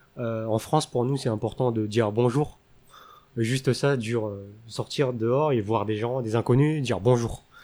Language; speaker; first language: French; early bilingual, other home language; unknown